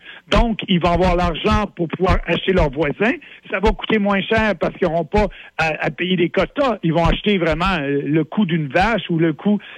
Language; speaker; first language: French; native; French